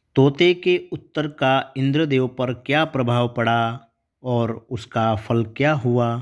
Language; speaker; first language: Hindi; non-native, local second language; Gujarati